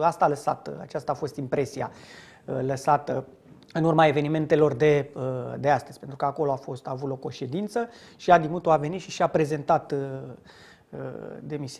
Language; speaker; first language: Romanian; native; Romanian